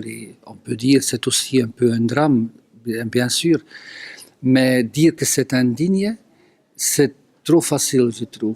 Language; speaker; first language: French; non-native, local second language; Dutch